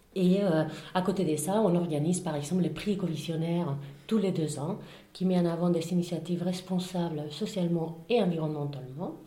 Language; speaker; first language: French; non-native, fluent; Spanish